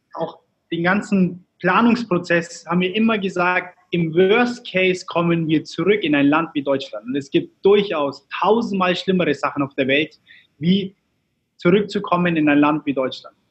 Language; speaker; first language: German; early bilingual, other home language; Turkish